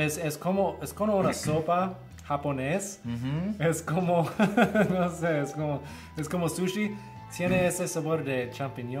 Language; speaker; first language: Spanish; non-native, learner; English